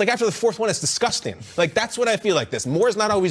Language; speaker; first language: English; native; English